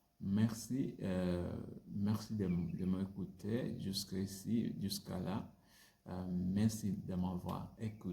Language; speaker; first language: French; non-native, learner; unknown